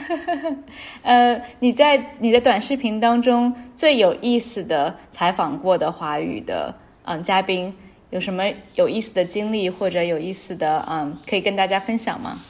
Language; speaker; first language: Chinese; native; Chinese